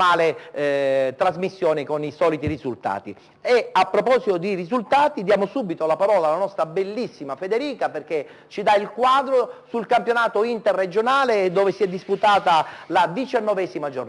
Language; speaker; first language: Italian; native; Italian